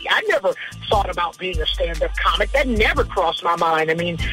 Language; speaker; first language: English; native; English